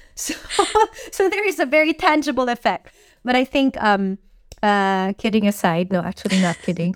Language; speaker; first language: English; non-native, local second language; Filipino